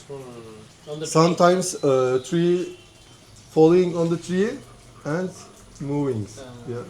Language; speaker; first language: English; non-native, learner; Turkish